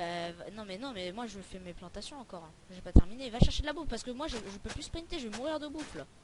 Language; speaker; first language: French; native; French